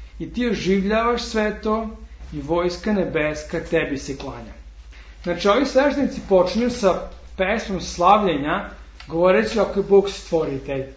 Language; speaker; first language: Serbian; non-native, fluent; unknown